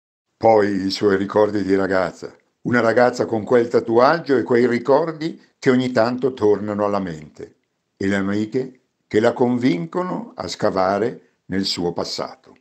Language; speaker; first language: Italian; native; Italian